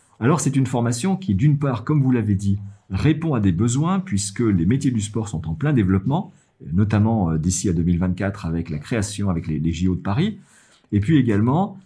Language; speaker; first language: French; native; French